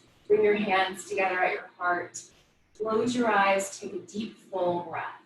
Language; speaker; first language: English; native; English